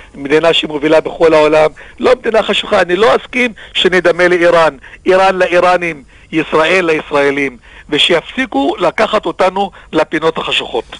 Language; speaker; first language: Hebrew; non-native, local second language; Arabic